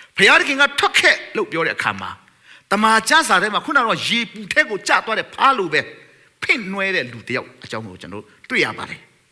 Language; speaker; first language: Burmese; non-native, local second language; Thado Chin